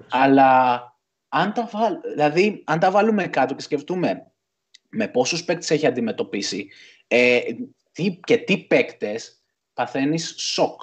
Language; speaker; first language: Greek; native; Greek